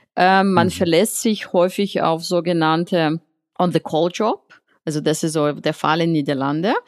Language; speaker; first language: German; non-native, fluent; Russian